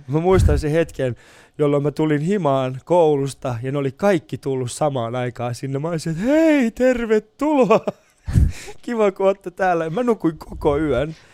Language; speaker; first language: Finnish; early bilingual, other home language; Persian